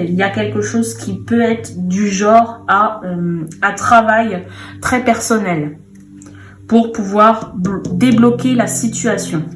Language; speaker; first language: French; native; French